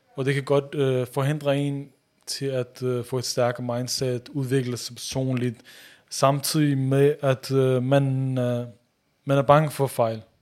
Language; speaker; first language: Danish; early bilingual, other home language; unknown